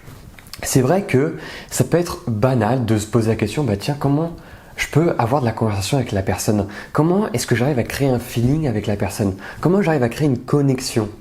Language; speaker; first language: French; native; French